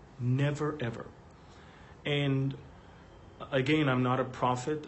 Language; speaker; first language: English; non-native, fluent; Hebrew